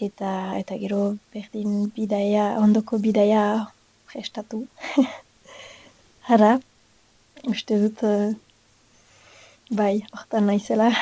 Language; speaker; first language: Basque; non-native, local second language; French